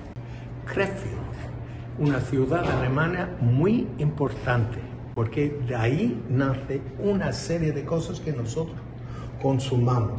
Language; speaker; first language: Spanish; non-native, fluent; English